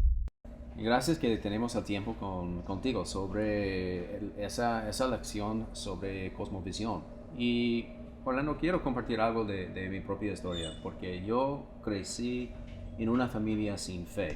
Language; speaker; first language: Spanish; non-native, fluent; English